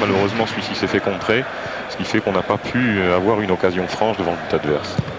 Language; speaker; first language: French; native; French